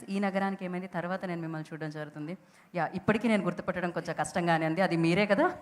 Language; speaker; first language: Telugu; native; Telugu